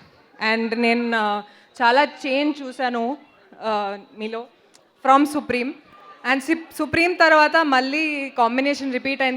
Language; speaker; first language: Telugu; non-native, fluent; Hindi